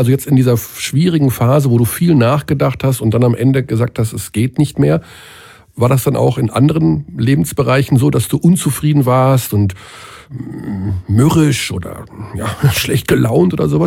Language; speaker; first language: German; native; German